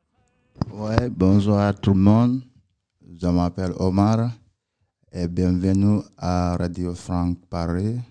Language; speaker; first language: French; non-native, learner; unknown